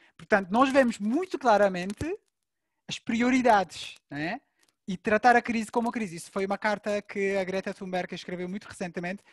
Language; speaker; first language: Portuguese; non-native, fluent; Turkish